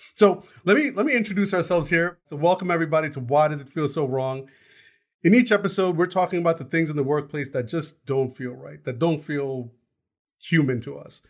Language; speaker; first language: English; native; English